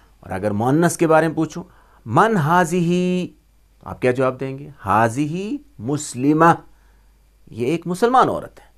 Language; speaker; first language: Urdu; native; Urdu